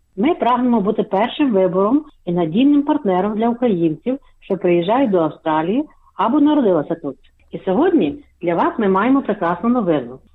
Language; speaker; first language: Ukrainian; early bilingual, heritage; Ukrainian